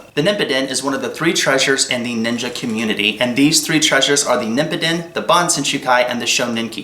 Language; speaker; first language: English; native; English